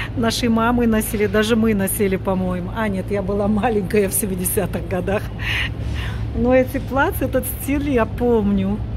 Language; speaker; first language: Russian; native; Russian